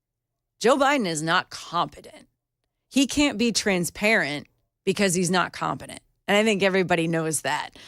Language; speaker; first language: English; native; English